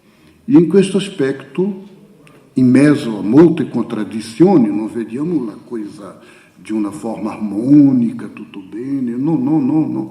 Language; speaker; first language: Italian; non-native, fluent; Portuguese